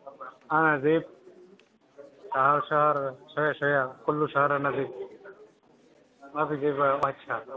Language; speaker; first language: Arabic; non-native, learner; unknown